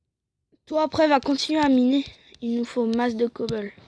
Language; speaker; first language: French; native; French